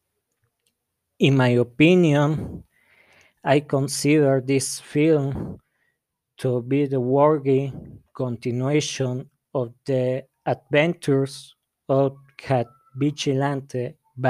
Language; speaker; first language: English; non-native, learner; Spanish